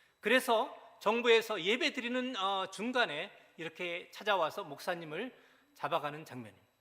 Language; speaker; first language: Korean; native; Korean